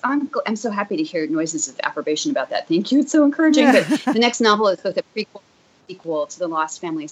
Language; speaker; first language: English; native; English